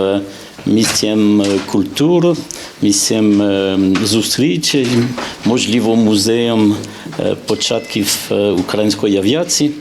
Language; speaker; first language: Ukrainian; non-native, fluent; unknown